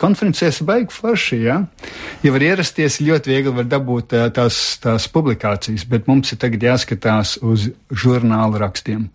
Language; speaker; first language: Latvian; early bilingual, heritage; Latvian